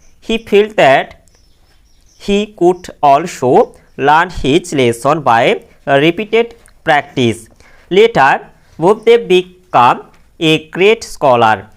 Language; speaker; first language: English; non-native, local second language; Bangla